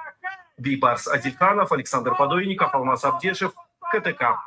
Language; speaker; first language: Russian; native; Russian